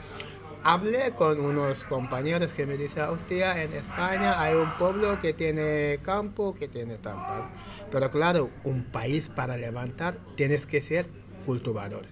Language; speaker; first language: Spanish; non-native, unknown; Wolof